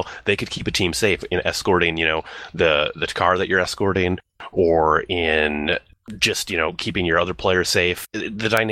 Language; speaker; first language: English; native; English